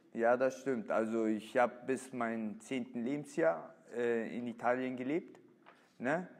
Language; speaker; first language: German; early bilingual, other home language; Italian